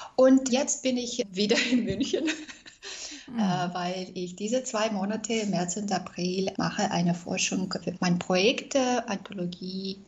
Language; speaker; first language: German; non-native, fluent; Russian